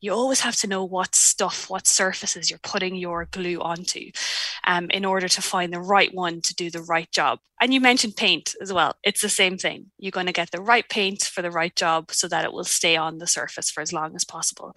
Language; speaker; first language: English; native; English